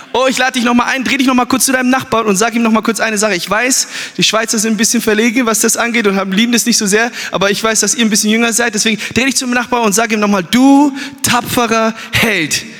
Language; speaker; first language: German; early bilingual, other home language; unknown